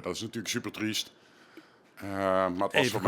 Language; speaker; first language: Dutch; native; Dutch